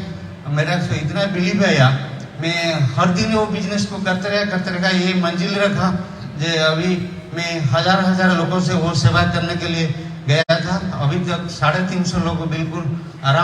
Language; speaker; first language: Hindi; non-native, local second language; Odia